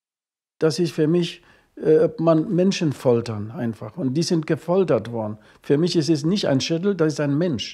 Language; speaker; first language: German; non-native, fluent; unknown